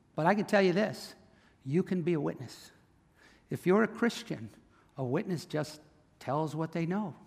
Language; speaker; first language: English; native; English